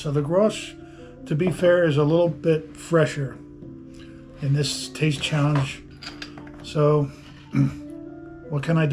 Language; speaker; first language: English; native; English